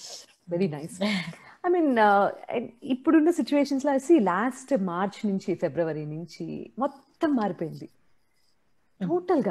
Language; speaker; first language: Telugu; native; Telugu